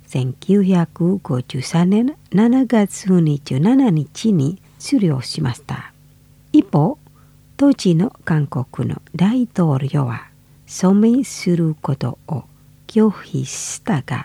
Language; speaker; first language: Japanese; non-native, fluent; Indonesian